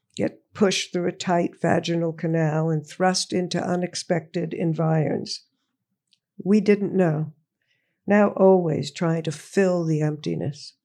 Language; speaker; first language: English; native; English